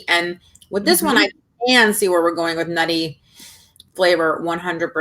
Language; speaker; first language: English; native; English